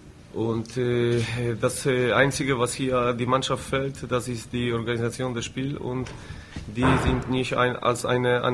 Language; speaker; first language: German; non-native, fluent; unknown